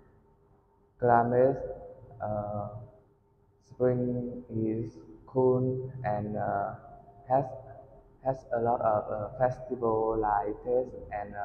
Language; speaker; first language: English; non-native, learner; Vietnamese